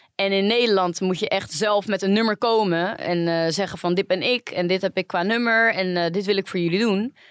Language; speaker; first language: Dutch; early bilingual, other home language; Greek